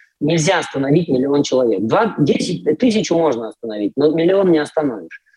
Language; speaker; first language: Russian; native; Russian